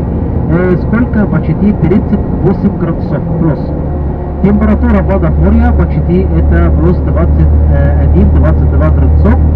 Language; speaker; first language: Russian; non-native, learner; Arabic